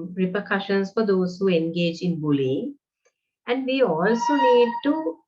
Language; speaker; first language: English; non-native, local second language; Sinhala